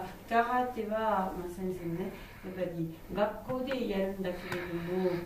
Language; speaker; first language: Japanese; non-native, fluent; French